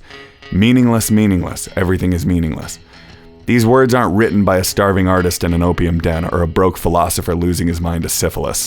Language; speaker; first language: English; native; English